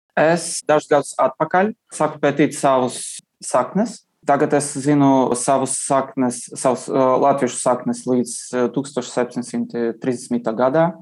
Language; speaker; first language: Latvian; non-native, learner; Russian